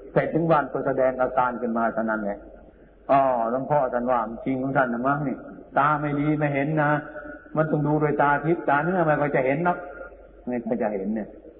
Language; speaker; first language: Thai; non-native, local second language; Northeastern Thai